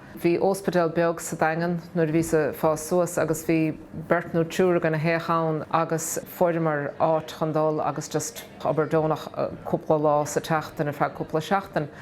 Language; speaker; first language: Irish; native; Irish